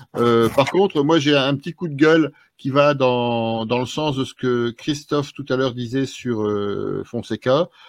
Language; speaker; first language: French; native; French